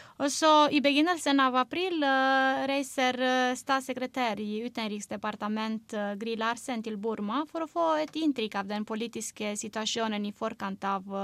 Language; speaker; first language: Norwegian; non-native, fluent; Romanian